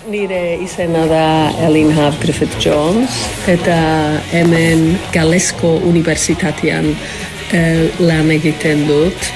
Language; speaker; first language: Basque; non-native, learner; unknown